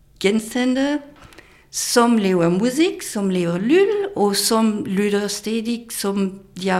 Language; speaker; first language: Danish; non-native, fluent; French